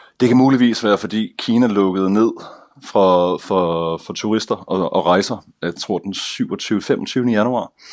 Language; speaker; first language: Danish; native; Danish